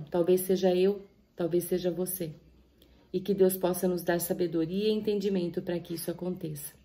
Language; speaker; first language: Portuguese; native; Portuguese